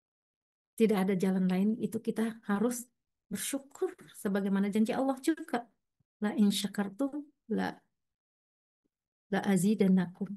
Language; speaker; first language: Indonesian; native; Indonesian